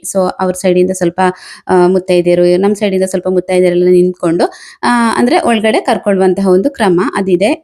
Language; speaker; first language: Kannada; non-native, local second language; Tulu